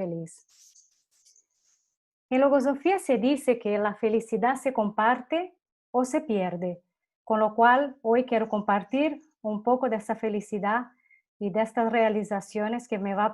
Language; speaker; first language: Spanish; non-native, fluent; Portuguese